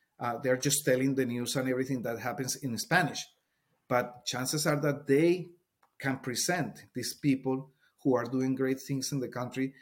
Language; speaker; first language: English; non-native, fluent; Spanish